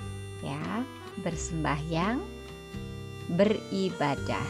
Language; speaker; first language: Indonesian; native; Indonesian